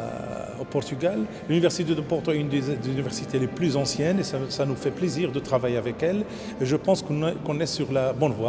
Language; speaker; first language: French; non-native, local second language; Arabic